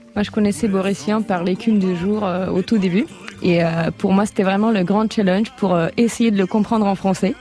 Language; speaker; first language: French; non-native, fluent; Ukrainian